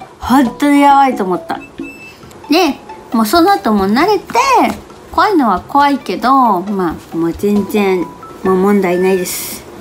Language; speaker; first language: Japanese; non-native, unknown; Spanish